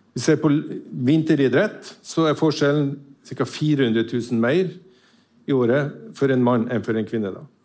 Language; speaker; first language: Norwegian; native; Norwegian